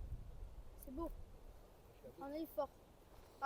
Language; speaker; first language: French; native; French